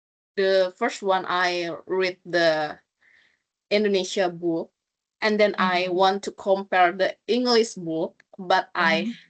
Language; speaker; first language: English; non-native, learner; Indonesian